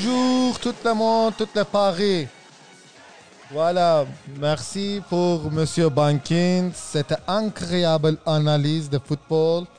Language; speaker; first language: French; non-native, learner; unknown